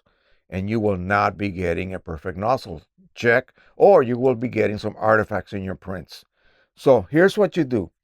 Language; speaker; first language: English; native; English